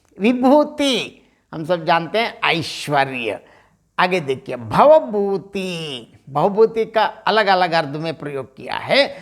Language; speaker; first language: Hindi; non-native, local second language; Telugu